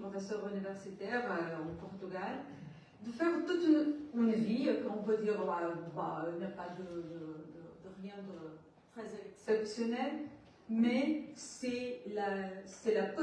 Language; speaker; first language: French; non-native, learner; Portuguese